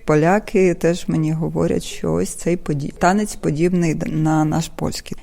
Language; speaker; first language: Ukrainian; native; Ukrainian